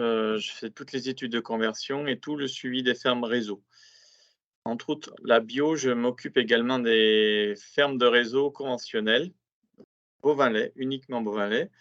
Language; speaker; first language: French; native; French